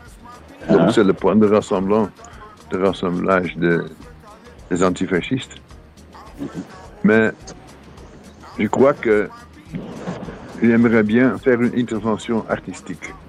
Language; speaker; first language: French; non-native, fluent; Dutch